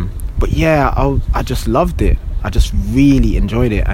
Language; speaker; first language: English; native; English